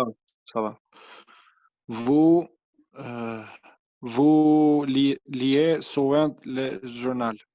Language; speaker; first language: French; non-native, learner; Albanian